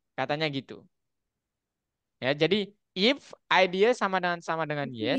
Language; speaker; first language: Indonesian; native; Indonesian